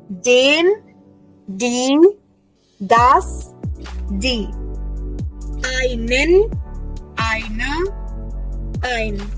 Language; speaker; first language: German; non-native, fluent; Hindi